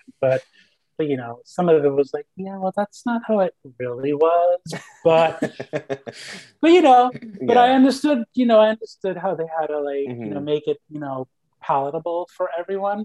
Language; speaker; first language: English; early bilingual, other home language; Spanish